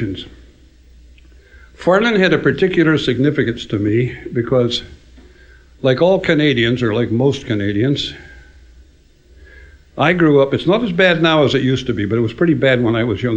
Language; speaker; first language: English; native; English